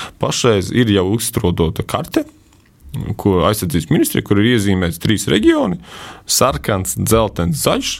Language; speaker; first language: Latvian; native; Latvian